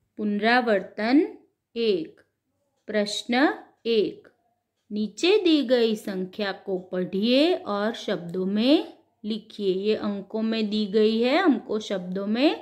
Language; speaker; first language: Hindi; non-native, local second language; Gujarati